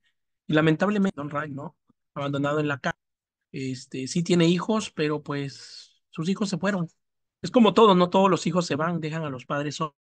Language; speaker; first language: Spanish; native; Spanish